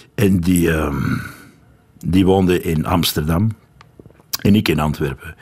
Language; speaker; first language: Dutch; native; Dutch